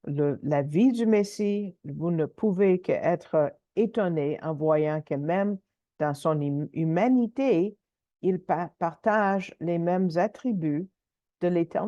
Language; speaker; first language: French; native; French